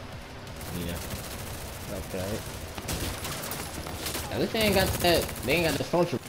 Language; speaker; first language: English; native; English